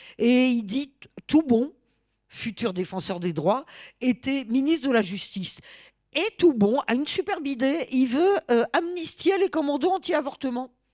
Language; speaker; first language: French; native; French